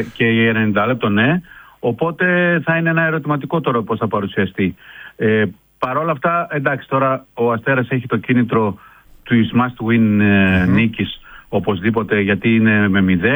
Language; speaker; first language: Greek; native; Greek